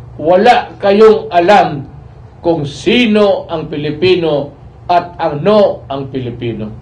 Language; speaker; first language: Filipino; non-native, local second language; Cebuano